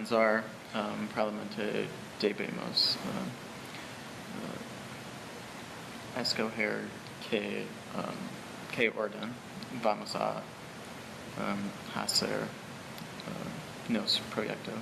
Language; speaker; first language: Spanish; non-native, learner; English